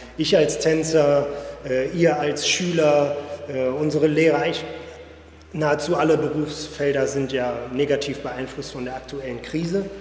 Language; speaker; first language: German; native; German